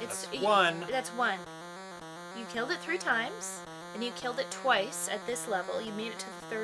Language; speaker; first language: English; native; English